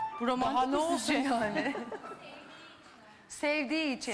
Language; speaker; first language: Turkish; native; Turkish